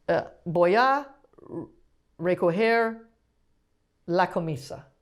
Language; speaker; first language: Spanish; non-native, learner; English